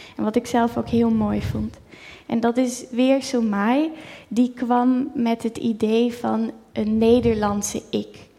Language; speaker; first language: Dutch; native; Dutch